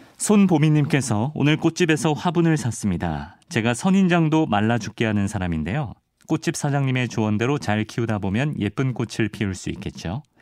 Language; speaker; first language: Korean; native; Korean